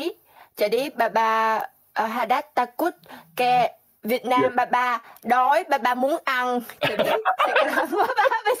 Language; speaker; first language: Indonesian; non-native, learner; Vietnamese